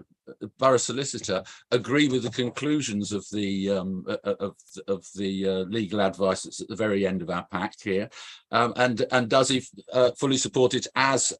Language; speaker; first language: English; native; English